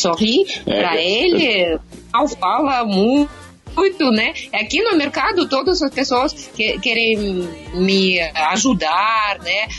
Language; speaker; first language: Portuguese; non-native, learner; Russian